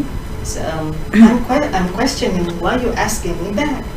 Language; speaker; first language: English; non-native, fluent; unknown